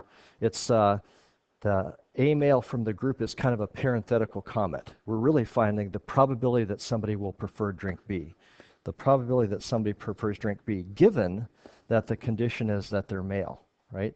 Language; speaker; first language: English; native; English